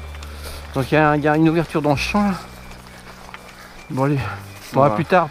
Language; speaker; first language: French; native; French